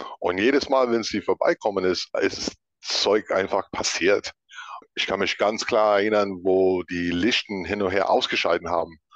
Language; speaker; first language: German; non-native, fluent; English